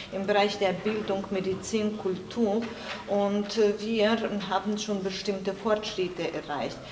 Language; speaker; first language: German; non-native, fluent; Ukrainian